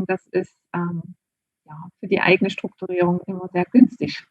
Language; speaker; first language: German; native; German